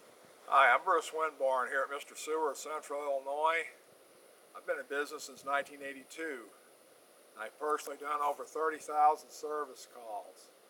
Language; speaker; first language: English; native; English